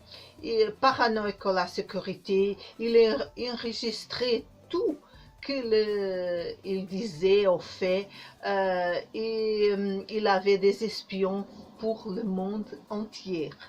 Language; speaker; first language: French; non-native, learner; Portuguese